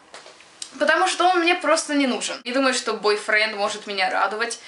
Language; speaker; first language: Russian; early bilingual, other home language; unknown